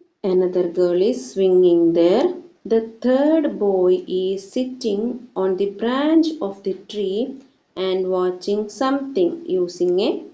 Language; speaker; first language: English; non-native, local second language; Malayalam